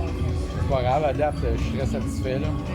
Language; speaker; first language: French; native; French